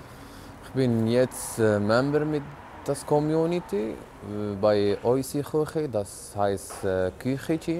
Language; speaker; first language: German; non-native, learner; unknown